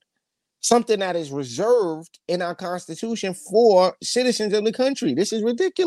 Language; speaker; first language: English; native; English